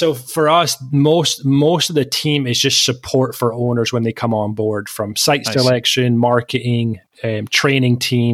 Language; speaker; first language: English; native; English